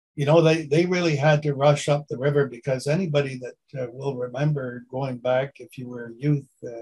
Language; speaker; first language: English; native; English